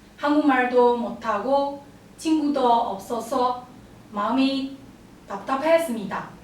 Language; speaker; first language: Korean; non-native, learner; Chinese